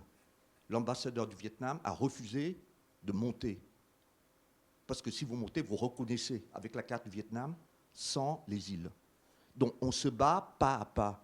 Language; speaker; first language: French; native; French